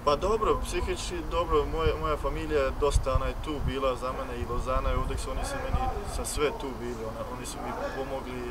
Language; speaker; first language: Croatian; early bilingual, heritage; Bosnian